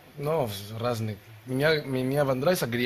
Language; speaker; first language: Russian; non-native, learner; Spanish